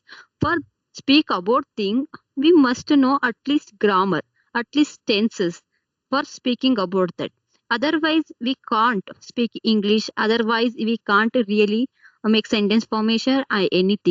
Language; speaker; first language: English; non-native, learner; Kannada